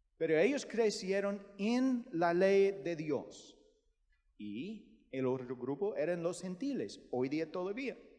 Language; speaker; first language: Spanish; non-native, fluent; English